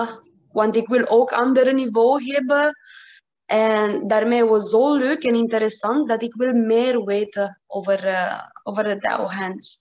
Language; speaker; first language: Dutch; non-native, learner; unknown